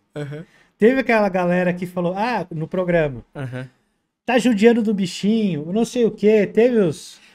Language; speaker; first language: Portuguese; native; Portuguese